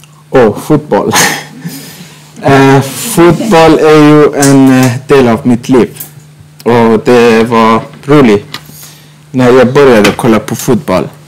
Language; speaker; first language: Swedish; non-native, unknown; Persian